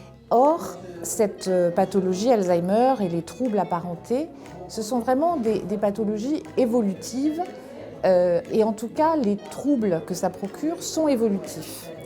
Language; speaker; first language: French; native; French